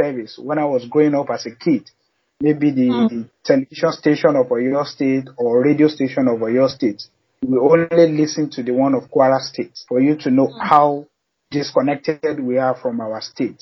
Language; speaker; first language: English; non-native, local second language; Yoruba